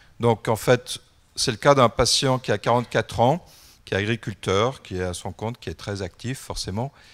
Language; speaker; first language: French; native; French